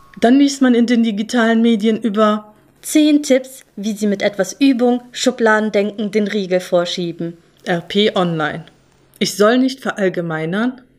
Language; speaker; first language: German; early bilingual, other home language; Turkish